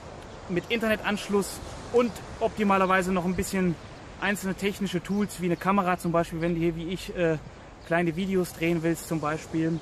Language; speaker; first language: German; native; German